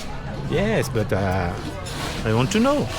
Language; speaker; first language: English; non-native, learner; French